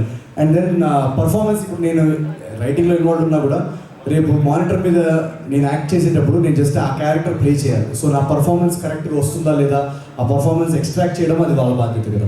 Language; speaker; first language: Telugu; native; Telugu